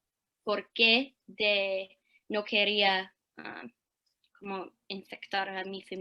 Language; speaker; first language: Spanish; early bilingual, heritage; English